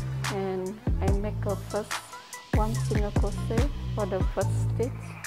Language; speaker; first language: English; non-native, learner; Indonesian